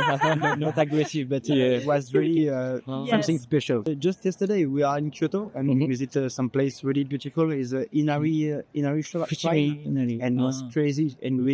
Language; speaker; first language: English; non-native, learner; French